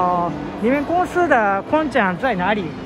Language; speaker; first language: Chinese; non-native, learner; Japanese